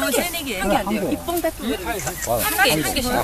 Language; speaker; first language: Korean; native; Korean